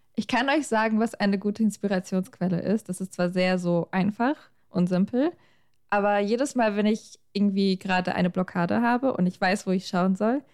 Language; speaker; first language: German; native; German